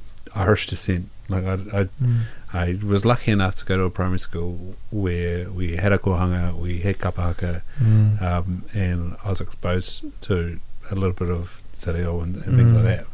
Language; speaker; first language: English; native; English